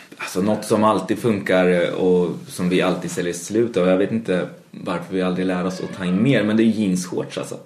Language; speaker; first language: Swedish; native; Swedish